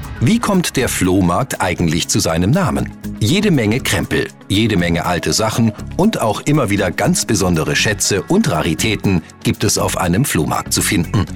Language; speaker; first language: German; native; German